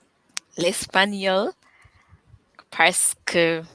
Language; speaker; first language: French; non-native, learner; English